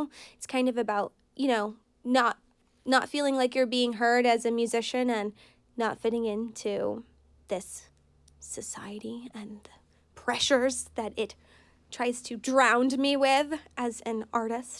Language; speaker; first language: English; native; English